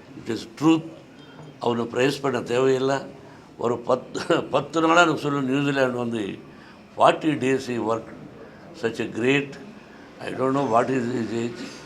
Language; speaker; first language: Tamil; non-native, learner; Telugu